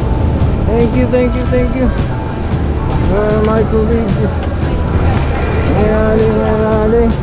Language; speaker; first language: English; non-native, local second language; Filipino